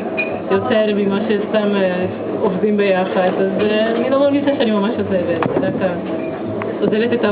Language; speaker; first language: Hebrew; non-native, fluent; Hungarian